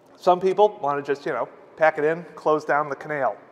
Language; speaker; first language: English; native; English